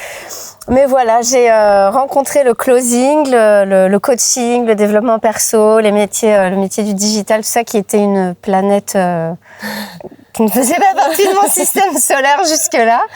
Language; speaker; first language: French; native; French